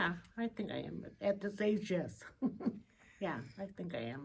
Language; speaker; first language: English; native; English